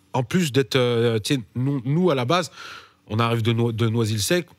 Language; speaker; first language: French; native; French